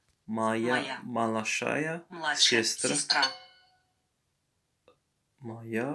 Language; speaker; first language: Russian; non-native, learner; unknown